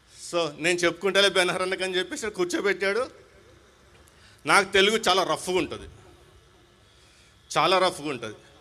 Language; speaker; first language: Telugu; non-native, local second language; Hindi